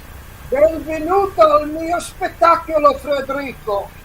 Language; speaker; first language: Italian; early bilingual, heritage; English